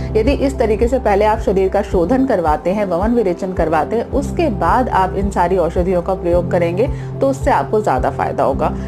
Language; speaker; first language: Hindi; native; Hindi